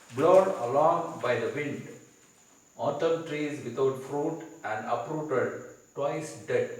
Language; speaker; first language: English; non-native, local second language; Tamil